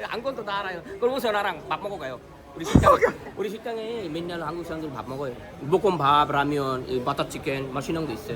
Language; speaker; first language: Korean; non-native, learner; Bangla